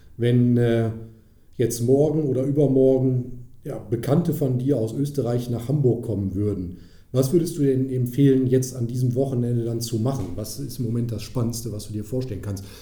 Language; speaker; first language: German; native; German